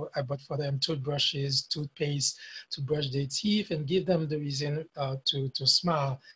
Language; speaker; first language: English; non-native, fluent; Haitian Creole